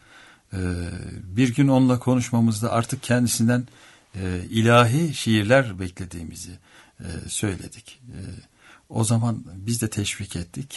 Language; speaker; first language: Turkish; native; Turkish